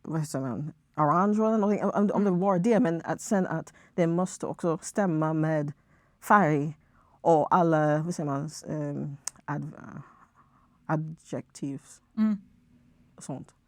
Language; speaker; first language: Swedish; non-native, fluent; English